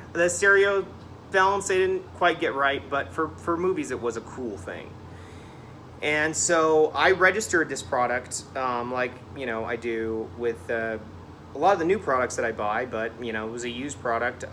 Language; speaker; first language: English; native; English